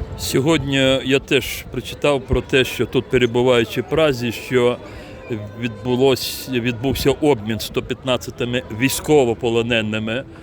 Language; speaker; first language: Ukrainian; non-native, local second language; Crimean Tatar